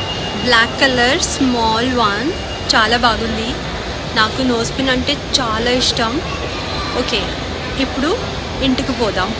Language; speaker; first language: Telugu; non-native, learner; Kannada